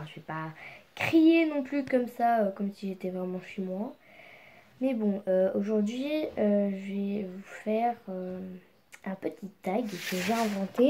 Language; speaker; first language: French; native; French